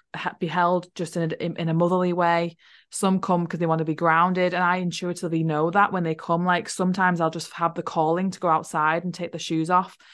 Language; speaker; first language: English; native; English